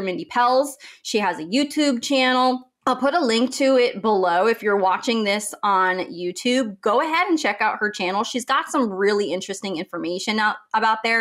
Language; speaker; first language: English; native; English